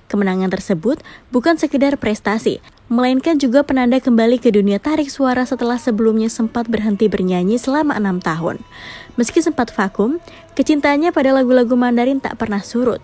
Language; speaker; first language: Indonesian; native; Indonesian